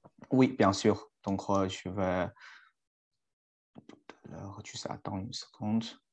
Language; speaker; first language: French; non-native, fluent; Chinese